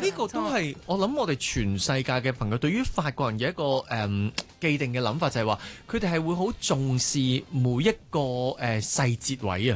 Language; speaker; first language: Cantonese; native; Cantonese